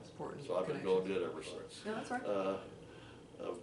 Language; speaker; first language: English; native; English